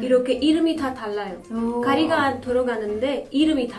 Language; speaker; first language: Korean; non-native, fluent; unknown